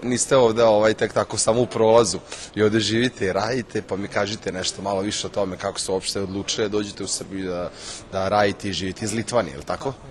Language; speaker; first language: Serbian; native; Serbian